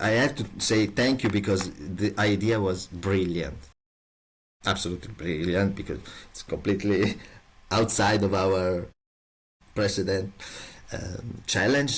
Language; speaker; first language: English; non-native, learner; Italian